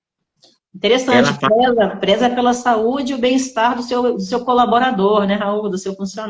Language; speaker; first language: Portuguese; native; Portuguese